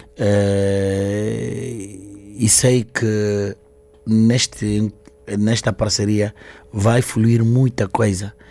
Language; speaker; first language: Portuguese; non-native, local second language; Upper Guinea Crioulo